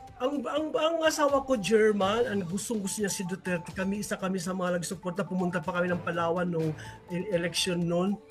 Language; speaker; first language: Filipino; non-native, local second language; Waray